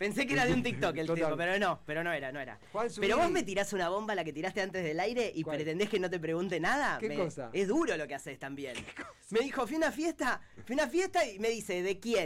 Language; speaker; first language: Spanish; native; Spanish